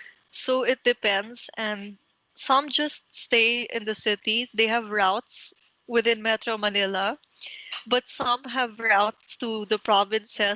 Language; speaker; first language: English; non-native, local second language; Filipino